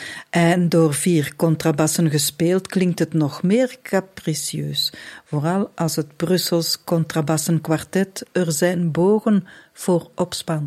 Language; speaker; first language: Dutch; native; Dutch